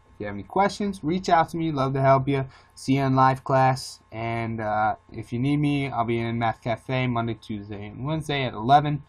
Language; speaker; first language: English; native; English